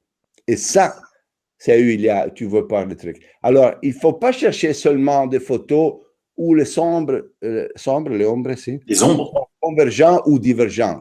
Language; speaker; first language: French; non-native, fluent; Italian